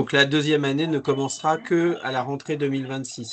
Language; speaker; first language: French; native; French